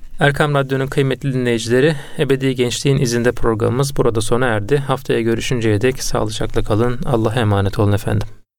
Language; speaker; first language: Turkish; native; Turkish